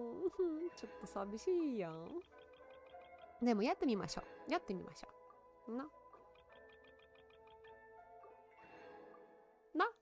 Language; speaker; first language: Japanese; non-native, learner; Russian